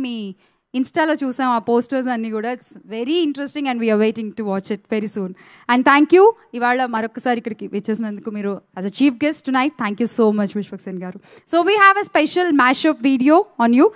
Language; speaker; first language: Telugu; native; Telugu